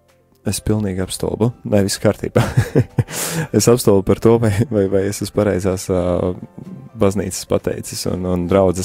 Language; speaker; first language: Latvian; native; Latvian